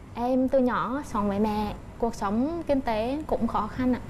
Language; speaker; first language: Vietnamese; native; Vietnamese